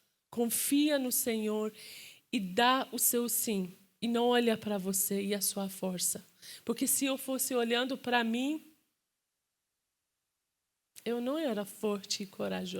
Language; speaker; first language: Portuguese; non-native, fluent; Persian